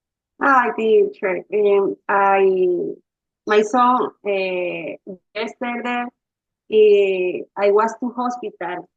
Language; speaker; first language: English; non-native, learner; Spanish